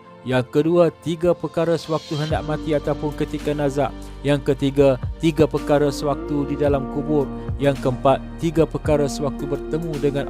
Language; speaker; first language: Malay; native; Malay